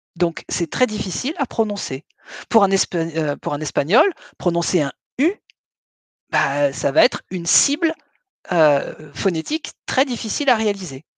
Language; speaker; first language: French; native; French